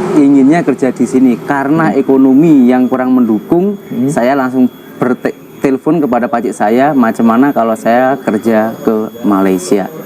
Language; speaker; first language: Indonesian; native; Indonesian